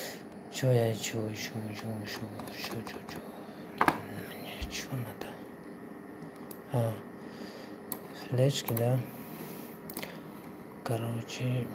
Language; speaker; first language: Russian; non-native, learner; Tajik